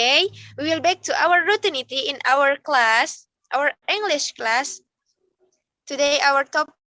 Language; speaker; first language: English; non-native, learner; Indonesian